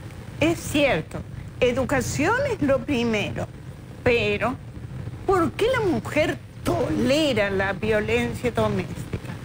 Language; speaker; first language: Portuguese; non-native, learner; Spanish